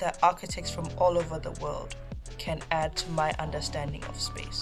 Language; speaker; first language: English; non-native, local second language; Akan